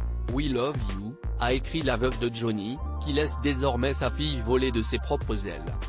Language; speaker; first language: French; native; French